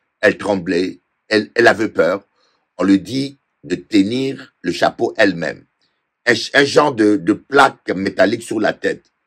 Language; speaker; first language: French; non-native, local second language; Lingala